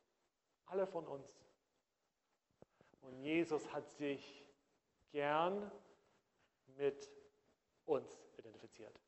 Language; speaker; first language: German; non-native, fluent; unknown